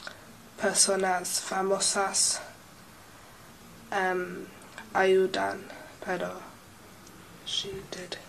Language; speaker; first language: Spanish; non-native, learner; English